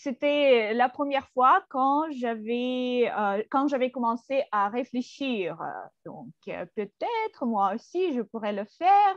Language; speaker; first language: French; non-native, fluent; Russian